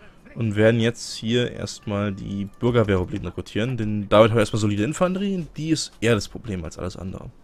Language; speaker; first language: German; native; German